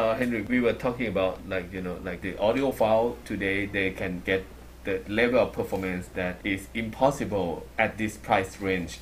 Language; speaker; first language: English; non-native, fluent; Thai